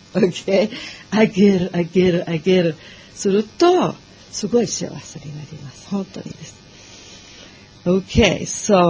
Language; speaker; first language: Japanese; non-native, learner; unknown